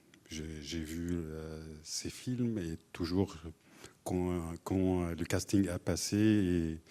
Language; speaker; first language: French; non-native, fluent; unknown